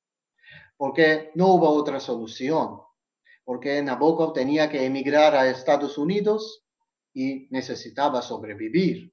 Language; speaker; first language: Spanish; non-native, fluent; Georgian